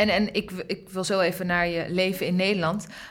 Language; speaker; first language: Dutch; non-native, learner; Uyghur